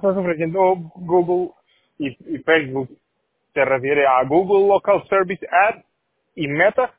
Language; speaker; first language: Spanish; native; Spanish